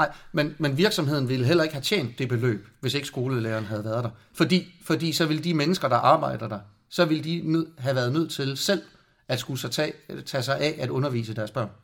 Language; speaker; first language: Danish; native; Danish